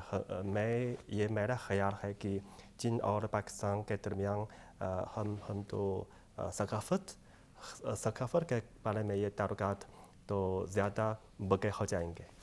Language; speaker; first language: Hindi; non-native, fluent; Chinese